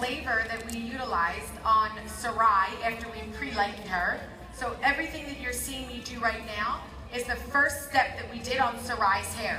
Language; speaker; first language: English; native; English